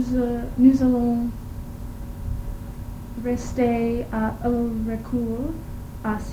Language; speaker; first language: French; non-native, learner; English